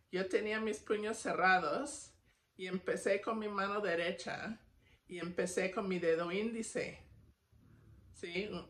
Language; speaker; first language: Spanish; non-native, fluent; English